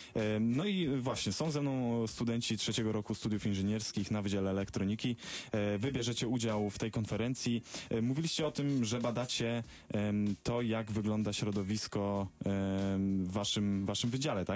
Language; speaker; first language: Polish; native; Polish